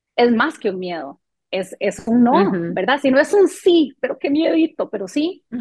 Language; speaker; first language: Spanish; early bilingual, other home language; French